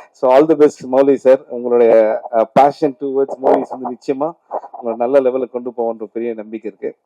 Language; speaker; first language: Tamil; native; Tamil